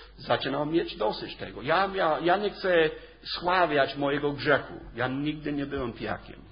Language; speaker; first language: Polish; non-native, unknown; English